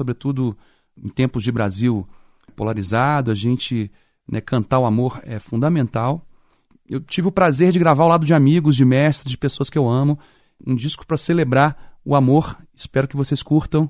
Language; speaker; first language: Portuguese; native; Portuguese